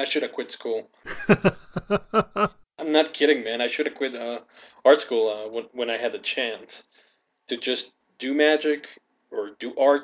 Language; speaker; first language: English; non-native, fluent; Spanish